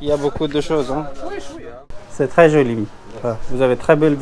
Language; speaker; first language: French; non-native, fluent; Bangla